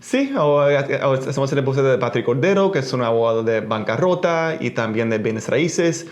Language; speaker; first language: Spanish; early bilingual, heritage; Spanish